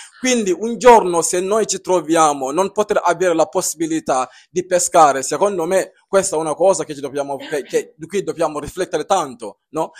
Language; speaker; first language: Italian; non-native, fluent; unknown